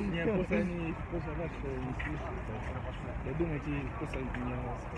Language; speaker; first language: Russian; non-native, learner; Lingala